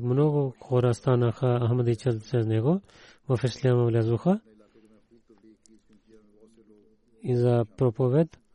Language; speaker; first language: Bulgarian; non-native, fluent; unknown